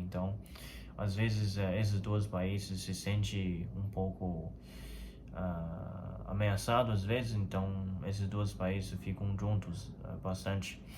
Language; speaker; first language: Portuguese; non-native, fluent; Chinese